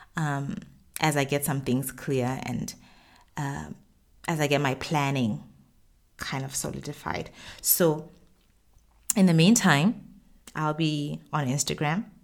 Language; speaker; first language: English; non-native, local second language; Tswana